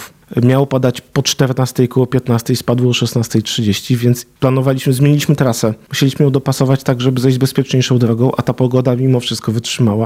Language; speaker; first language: Polish; native; Polish